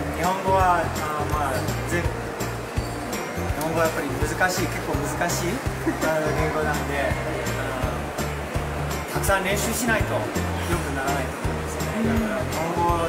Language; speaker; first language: Japanese; early bilingual, other home language; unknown